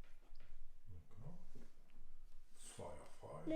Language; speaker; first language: French; native; French